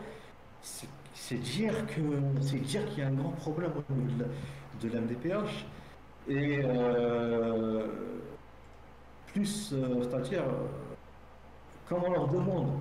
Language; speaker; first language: French; native; French